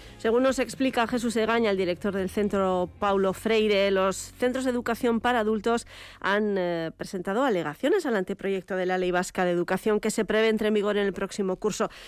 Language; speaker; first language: Spanish; native; Spanish